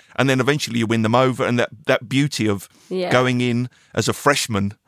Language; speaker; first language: English; native; English